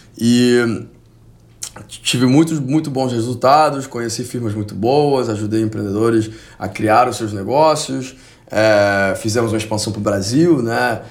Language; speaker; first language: Portuguese; non-native, fluent; Spanish